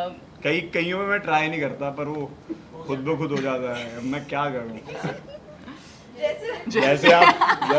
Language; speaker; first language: Hindi; native; Hindi